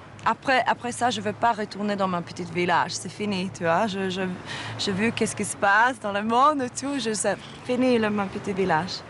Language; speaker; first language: French; non-native, fluent; Swedish